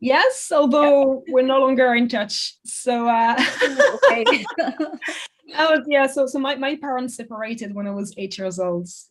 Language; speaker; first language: English; non-native, fluent; French